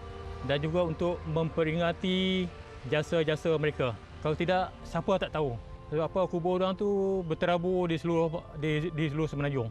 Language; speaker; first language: Malay; native; Malay